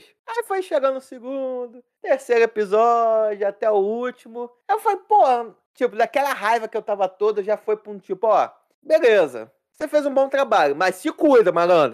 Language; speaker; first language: Portuguese; native; Portuguese